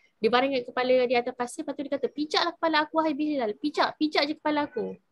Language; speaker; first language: Malay; native; Malay